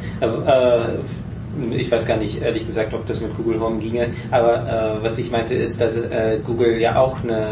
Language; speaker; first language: German; native; German